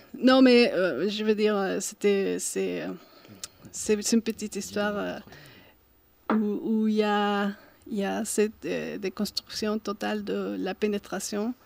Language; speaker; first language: French; non-native, fluent; Spanish